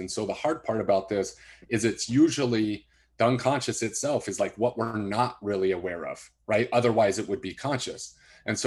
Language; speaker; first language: English; native; English